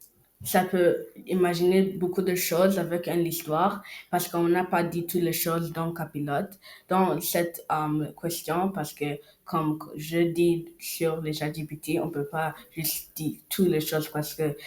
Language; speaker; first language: French; non-native, learner; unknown